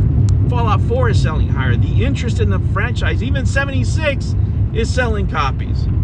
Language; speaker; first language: English; native; English